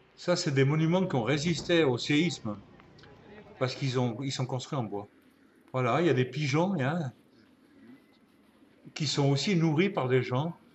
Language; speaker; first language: French; native; French